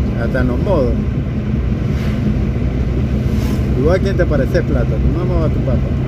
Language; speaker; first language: Spanish; native; Spanish